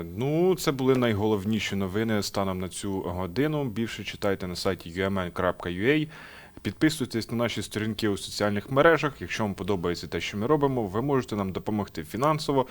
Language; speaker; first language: Ukrainian; native; Ukrainian